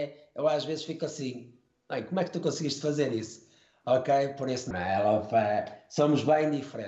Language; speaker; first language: Portuguese; native; Portuguese